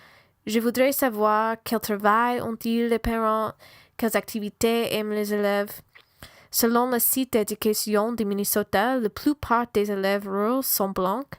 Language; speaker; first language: French; non-native, learner; English